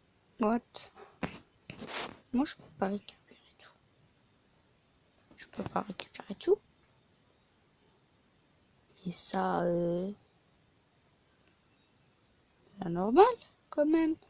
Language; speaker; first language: French; non-native, learner; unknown